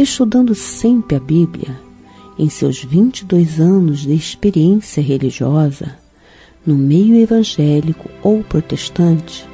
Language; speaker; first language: Portuguese; native; Portuguese